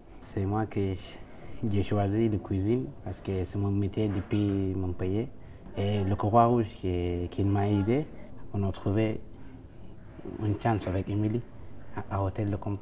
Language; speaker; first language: French; non-native, learner; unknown